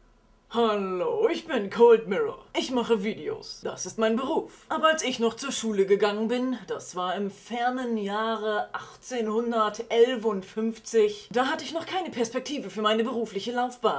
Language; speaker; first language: German; native; German